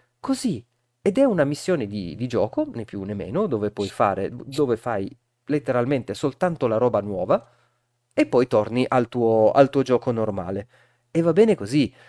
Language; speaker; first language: Italian; native; Italian